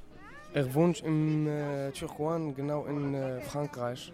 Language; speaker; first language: German; non-native, learner; Arabic